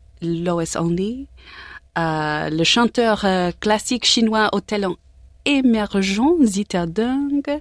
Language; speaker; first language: French; non-native, learner; English